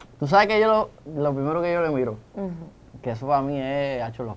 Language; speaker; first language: Spanish; native; Spanish